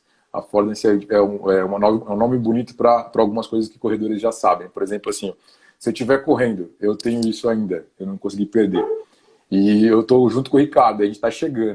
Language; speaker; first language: Portuguese; native; Portuguese